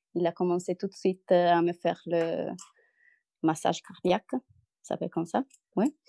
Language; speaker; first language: French; non-native, learner; Italian